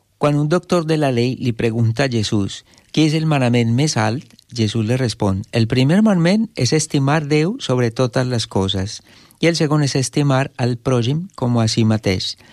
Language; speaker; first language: Catalan; non-native, fluent; Spanish